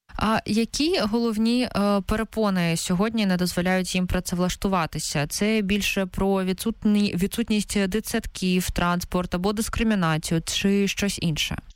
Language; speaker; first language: Ukrainian; native; Ukrainian